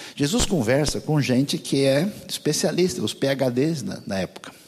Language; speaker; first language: Portuguese; native; Portuguese